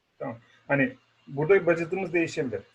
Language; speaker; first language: Turkish; native; Turkish